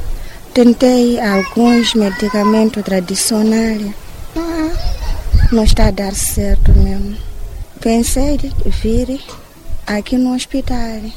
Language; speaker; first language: Portuguese; non-native, local second language; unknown